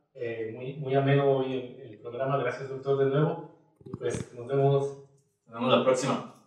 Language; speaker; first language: Spanish; native; Spanish